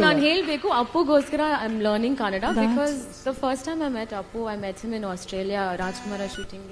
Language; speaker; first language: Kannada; non-native, learner; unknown